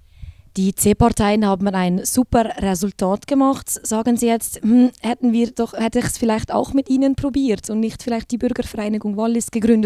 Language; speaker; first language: German; native; German